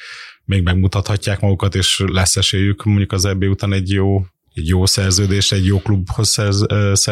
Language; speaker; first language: Hungarian; native; Hungarian